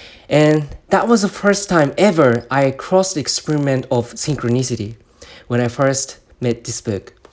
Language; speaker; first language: English; non-native, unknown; Japanese